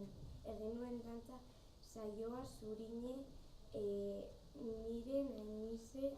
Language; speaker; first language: Basque; non-native, local second language; Spanish